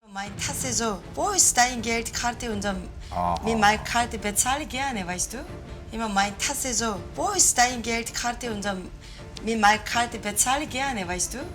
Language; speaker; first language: German; non-native, learner; Korean